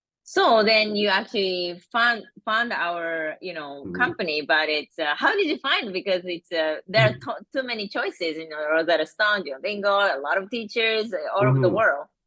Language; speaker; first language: English; non-native, fluent; Japanese